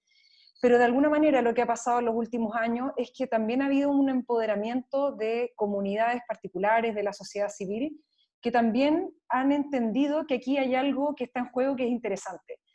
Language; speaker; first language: Spanish; native; Spanish